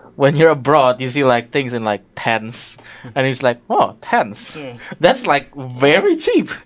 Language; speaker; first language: English; non-native, fluent; Indonesian